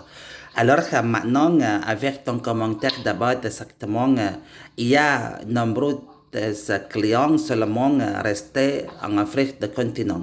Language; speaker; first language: French; non-native, learner; Indonesian